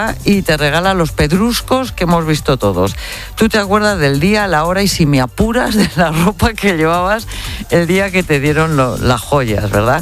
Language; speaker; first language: Spanish; native; Spanish